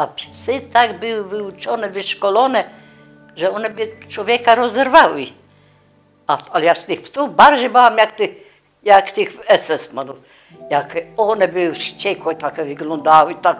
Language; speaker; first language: Polish; non-native, local second language; Kashubian